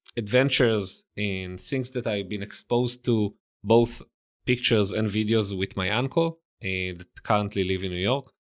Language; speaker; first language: English; non-native, fluent; Hebrew